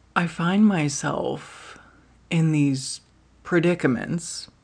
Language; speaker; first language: English; native; English